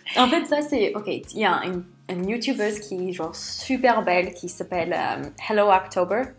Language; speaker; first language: French; non-native, fluent; English